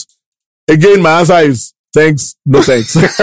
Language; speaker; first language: English; non-native, local second language; Yoruba